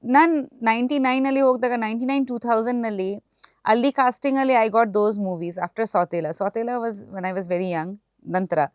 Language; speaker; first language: Kannada; non-native, fluent; Bangla